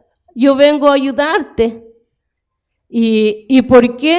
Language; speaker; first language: Spanish; non-native, local second language; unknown